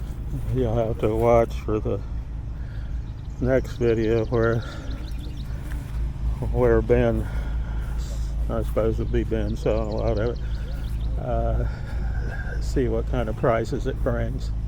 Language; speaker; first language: English; native; English